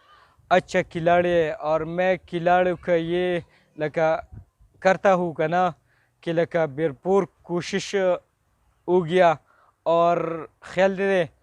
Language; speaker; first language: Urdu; non-native, local second language; Pashto